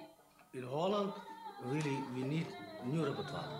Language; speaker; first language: English; non-native, fluent; Dutch